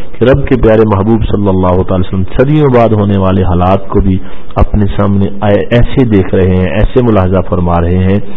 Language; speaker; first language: Urdu; non-native, local second language; Punjabi